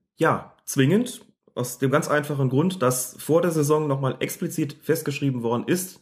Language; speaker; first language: German; native; German